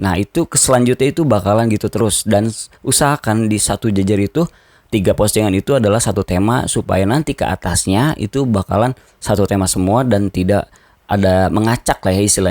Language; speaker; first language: Indonesian; native; Indonesian